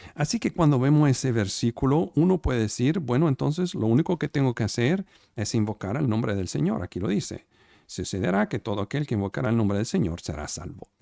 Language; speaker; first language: Spanish; non-native, fluent; Italian